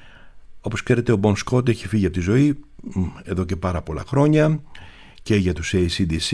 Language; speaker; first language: Greek; native; Greek